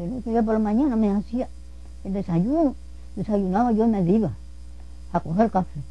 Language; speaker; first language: Spanish; native; Spanish